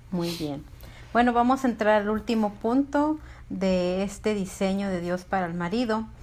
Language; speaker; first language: Spanish; early bilingual, heritage; Spanish